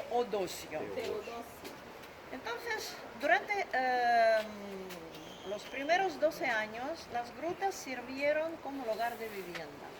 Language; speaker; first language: Spanish; non-native, fluent; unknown